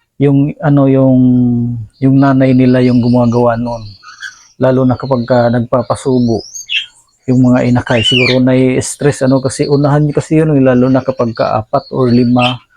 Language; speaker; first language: Filipino; non-native, local second language; Bikol